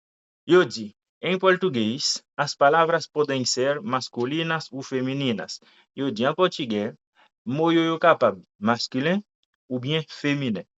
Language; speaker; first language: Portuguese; non-native, fluent; Haitian Creole